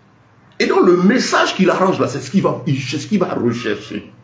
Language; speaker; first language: French; native; French